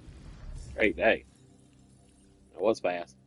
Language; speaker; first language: English; native; English